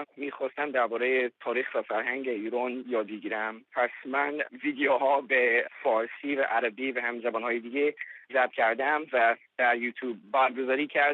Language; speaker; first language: Persian; non-native, learner; English